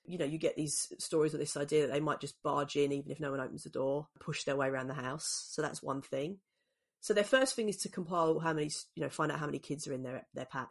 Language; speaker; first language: English; native; English